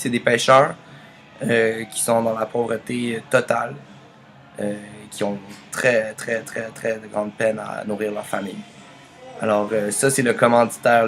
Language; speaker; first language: French; native; French